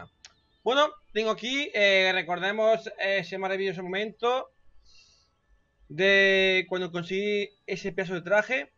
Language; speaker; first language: Spanish; native; Spanish